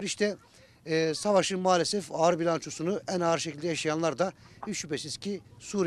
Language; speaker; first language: Turkish; native; Turkish